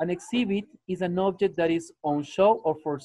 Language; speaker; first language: English; non-native, fluent; Spanish